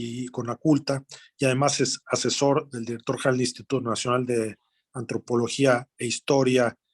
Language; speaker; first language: Spanish; native; Spanish